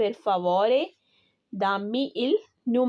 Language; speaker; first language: Italian; non-native, learner; Urdu